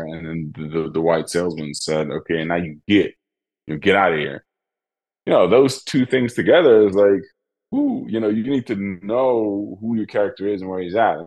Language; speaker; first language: English; non-native, fluent; Dutch